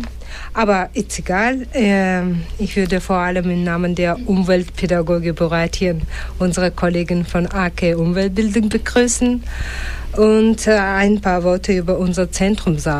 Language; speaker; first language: German; non-native, fluent; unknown